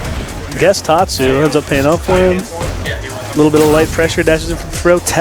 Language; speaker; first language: English; native; English